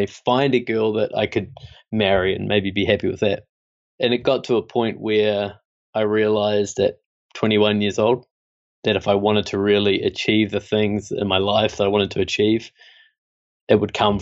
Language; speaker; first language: English; native; English